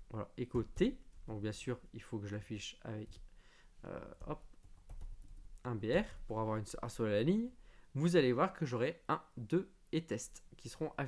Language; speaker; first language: French; native; French